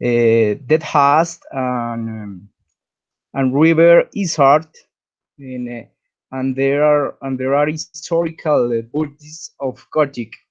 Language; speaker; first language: English; non-native, learner; Spanish